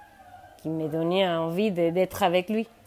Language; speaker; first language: French; non-native, fluent; Spanish